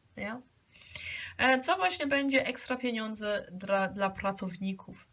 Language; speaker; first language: Polish; early bilingual, heritage; Polish